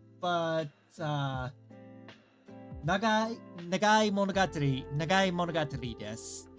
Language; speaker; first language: Japanese; non-native, learner; English